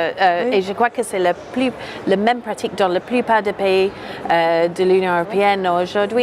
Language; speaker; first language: French; non-native, fluent; English